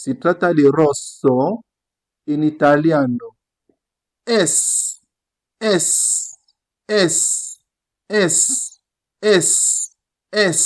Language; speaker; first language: Italian; non-native, fluent; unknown